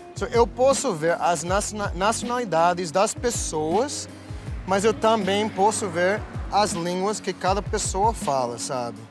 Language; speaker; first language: Portuguese; non-native, fluent; English